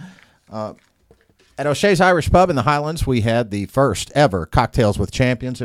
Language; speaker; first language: English; native; English